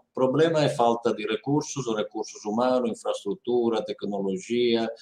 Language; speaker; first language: Portuguese; non-native, fluent; Italian